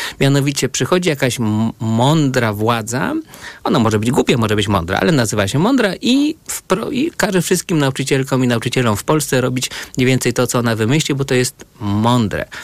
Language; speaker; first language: Polish; native; Polish